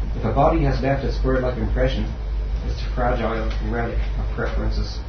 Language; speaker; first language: English; native; English